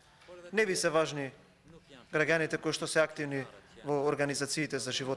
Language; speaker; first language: Macedonian; native; Macedonian